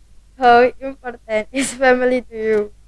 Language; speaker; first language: English; non-native, learner; Indonesian